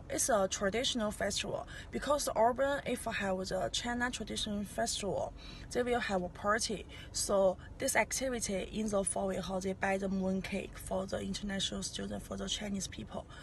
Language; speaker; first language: English; non-native, learner; Chinese